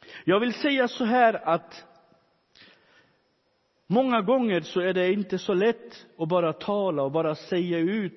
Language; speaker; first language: Swedish; non-native, fluent; Romany